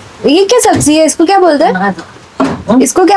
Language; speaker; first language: Hindi; native; Hindi